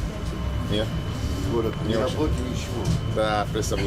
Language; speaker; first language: Russian; non-native, learner; English